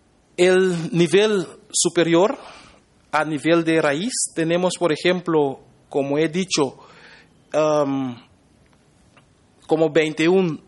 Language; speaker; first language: Spanish; non-native, fluent; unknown